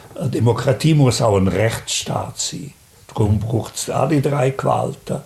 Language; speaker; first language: German; native; German